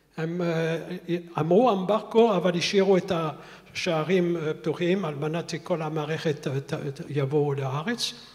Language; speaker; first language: Hebrew; non-native, fluent; French